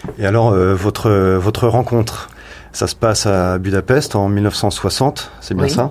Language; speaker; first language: French; native; French